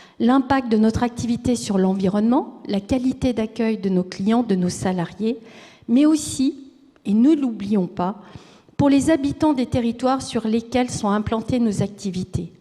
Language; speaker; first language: French; native; French